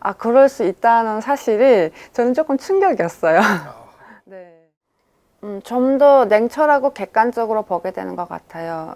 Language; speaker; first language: Korean; native; Korean